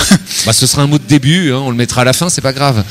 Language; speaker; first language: French; native; French